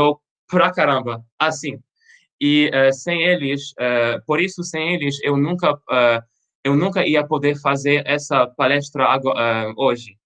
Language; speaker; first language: Portuguese; non-native, fluent; French